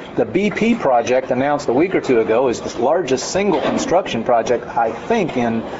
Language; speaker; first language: English; native; English